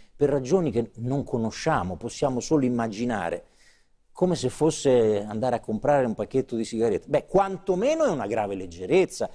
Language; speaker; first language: Italian; native; Italian